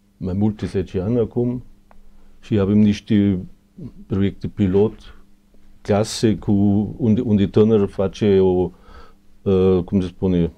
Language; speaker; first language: Romanian; non-native, learner; German